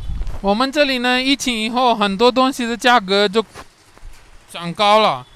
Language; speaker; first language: Chinese; non-native, learner; Hindi